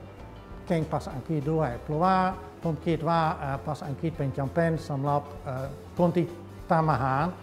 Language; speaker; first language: Thai; non-native, fluent; Dutch